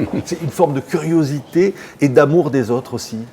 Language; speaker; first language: French; native; French